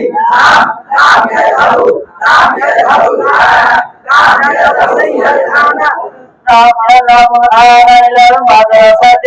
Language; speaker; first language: Arabic; non-native, fluent; Bangla